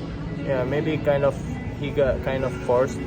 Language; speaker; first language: English; non-native, fluent; Indonesian